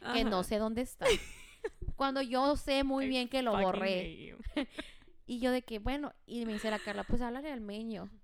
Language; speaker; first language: Spanish; early bilingual, heritage; Spanish